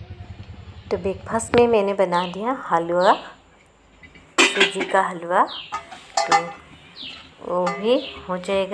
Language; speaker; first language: Hindi; non-native, local second language; Assamese